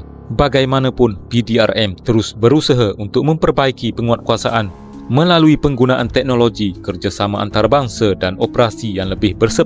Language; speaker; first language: Malay; native; Malay